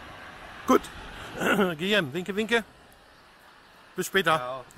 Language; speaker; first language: German; native; German